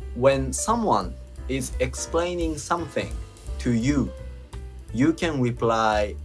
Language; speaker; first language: English; non-native, fluent; Japanese